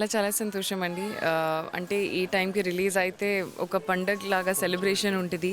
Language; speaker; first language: Telugu; non-native, learner; Hindi